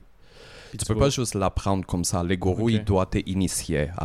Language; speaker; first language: French; native; French